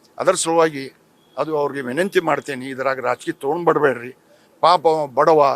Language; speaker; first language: Kannada; non-native, local second language; Urdu